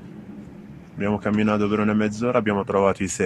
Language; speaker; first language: Italian; non-native, learner; Arabic